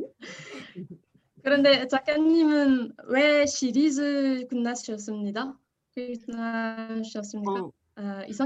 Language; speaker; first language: Korean; non-native, learner; French